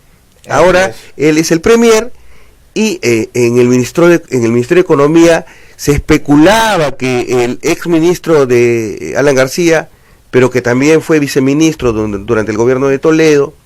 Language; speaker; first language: Spanish; native; Spanish